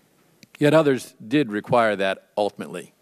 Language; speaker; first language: English; native; English